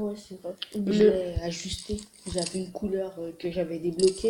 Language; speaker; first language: French; native; French